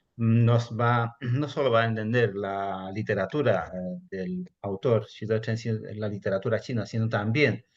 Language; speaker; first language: Spanish; non-native, fluent; Chinese